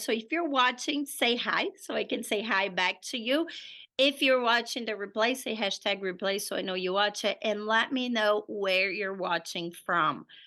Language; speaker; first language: English; non-native, fluent; Portuguese